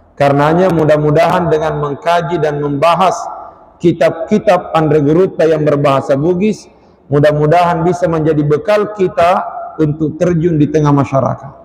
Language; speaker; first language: Malay; non-native, local second language; Buginese